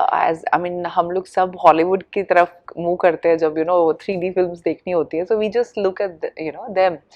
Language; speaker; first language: Hindi; non-native, local second language; Punjabi